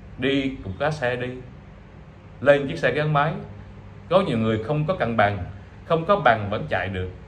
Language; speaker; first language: Vietnamese; native; Vietnamese